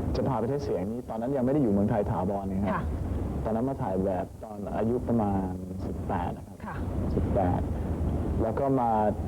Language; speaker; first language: Thai; early bilingual, heritage; Danish